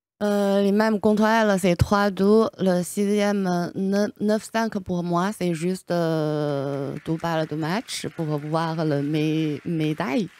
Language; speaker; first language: French; non-native, learner; Chinese